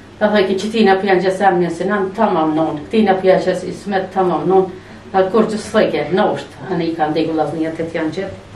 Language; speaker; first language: Albanian; early bilingual, heritage; Albanian